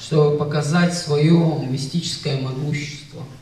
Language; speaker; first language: Russian; native; Russian